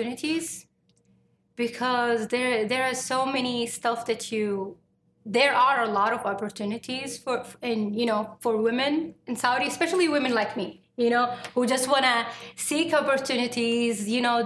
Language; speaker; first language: English; non-native, fluent; Arabic